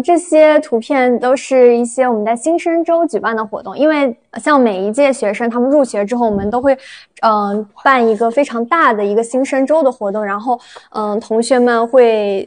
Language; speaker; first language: Chinese; native; Chinese